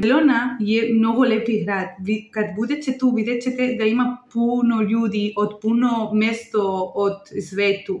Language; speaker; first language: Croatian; non-native, learner; Spanish